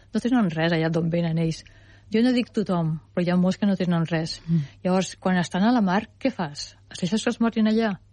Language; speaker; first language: Catalan; native; Catalan